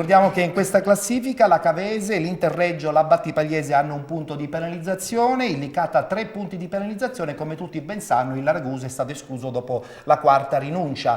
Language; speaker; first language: Italian; native; Italian